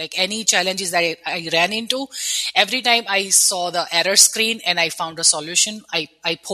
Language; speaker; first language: English; non-native, local second language; Gujarati